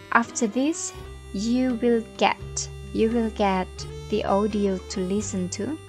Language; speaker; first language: English; non-native, fluent; Indonesian